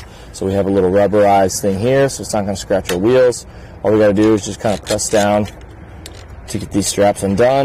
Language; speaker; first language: English; native; English